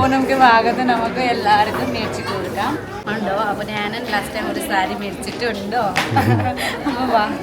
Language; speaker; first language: Malayalam; non-native, learner; Nepali